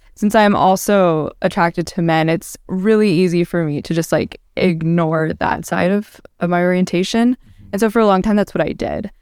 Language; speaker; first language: English; native; English